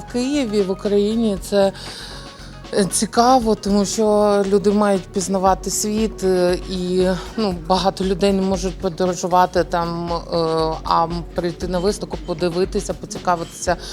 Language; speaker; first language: Ukrainian; non-native, learner; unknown